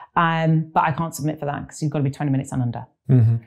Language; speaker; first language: English; native; English